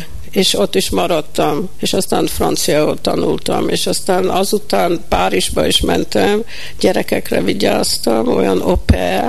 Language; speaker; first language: Hungarian; early bilingual, heritage; Hungarian